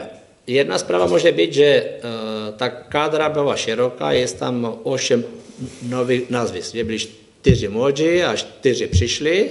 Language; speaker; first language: Polish; non-native, learner; Czech